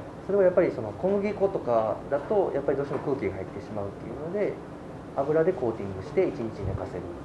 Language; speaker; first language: Japanese; native; Japanese